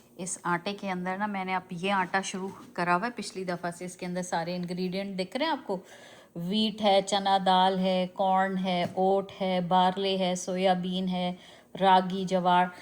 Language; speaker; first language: Urdu; native; Urdu